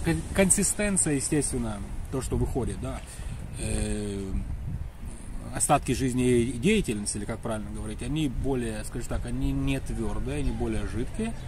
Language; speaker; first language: Russian; native; Russian